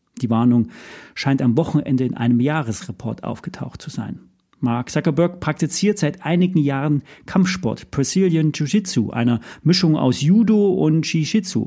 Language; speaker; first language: German; native; German